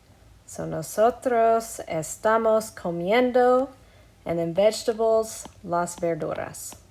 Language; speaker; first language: Spanish; non-native, fluent; English